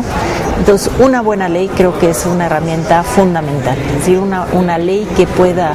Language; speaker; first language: Spanish; native; Spanish